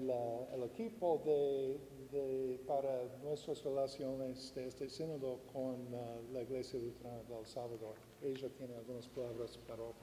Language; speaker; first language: Spanish; non-native, fluent; English